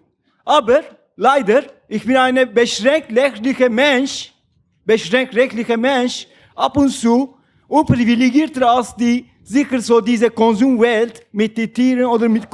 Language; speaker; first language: German; non-native, learner; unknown